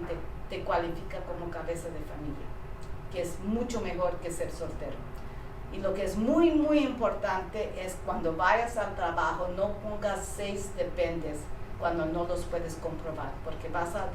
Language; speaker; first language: Spanish; early bilingual, heritage; Spanish